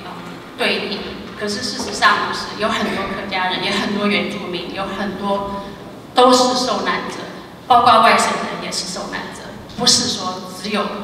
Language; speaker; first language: Chinese; non-native, local second language; Min Nan Chinese